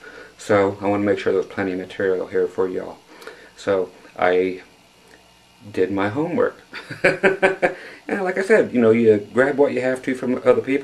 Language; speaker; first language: English; native; English